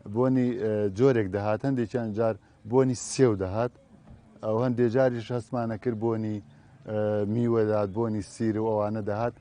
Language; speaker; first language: Central Kurdish; native; Central Kurdish